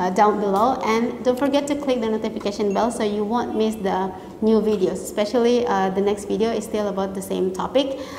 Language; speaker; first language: English; non-native, fluent; Indonesian